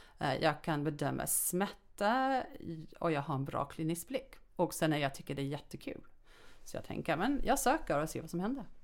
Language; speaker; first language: Swedish; non-native, fluent; English